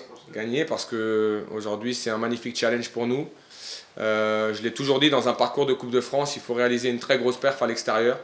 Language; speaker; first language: French; native; French